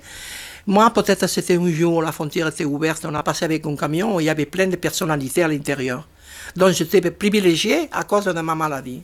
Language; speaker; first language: French; non-native, fluent; Spanish